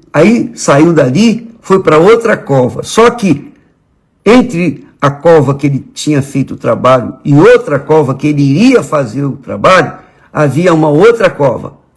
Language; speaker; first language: Portuguese; native; Portuguese